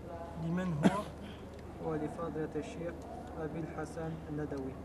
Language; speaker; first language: Arabic; non-native, learner; French